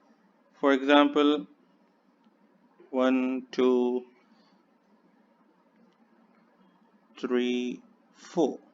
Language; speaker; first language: English; non-native, local second language; Hindi